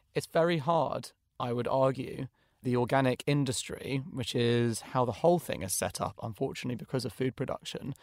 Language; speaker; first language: English; native; English